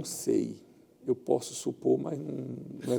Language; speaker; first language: Portuguese; native; Portuguese